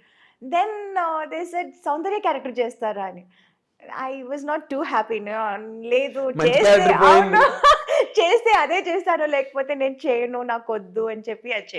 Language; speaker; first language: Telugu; non-native, fluent; Tamil